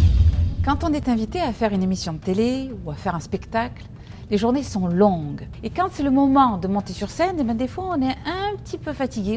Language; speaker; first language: French; native; French